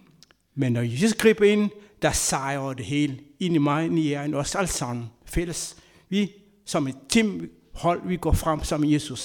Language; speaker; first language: Danish; non-native, fluent; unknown